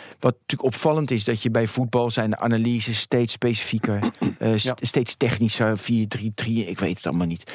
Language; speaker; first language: Dutch; native; Dutch